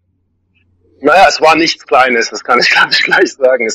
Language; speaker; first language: German; native; German